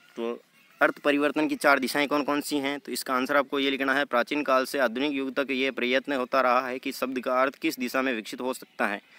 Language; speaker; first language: Hindi; native; Hindi